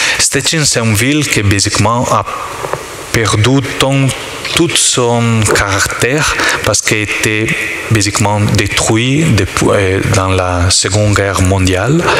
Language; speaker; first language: French; non-native, learner; Italian